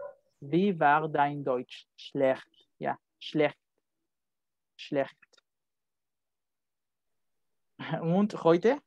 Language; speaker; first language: German; non-native, fluent; Spanish